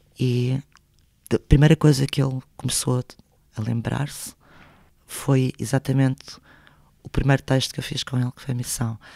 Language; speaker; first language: Portuguese; early bilingual, other home language; Spanish